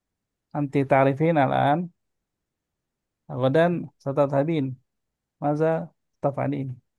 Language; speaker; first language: Arabic; non-native, fluent; Indonesian